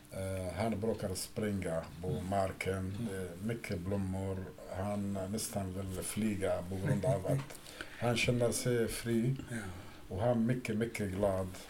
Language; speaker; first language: Swedish; non-native, fluent; Arabic